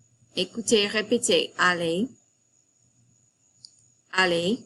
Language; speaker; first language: French; non-native, fluent; English